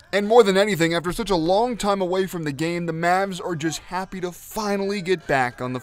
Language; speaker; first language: English; native; English